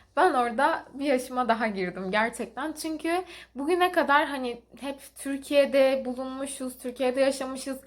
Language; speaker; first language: Turkish; native; Turkish